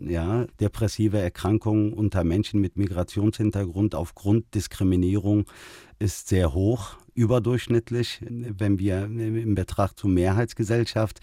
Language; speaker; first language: German; early bilingual, other home language; Turkish